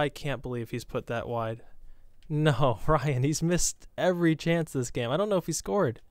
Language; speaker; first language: English; native; English